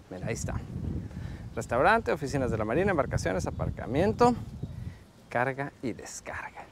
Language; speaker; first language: Spanish; native; Spanish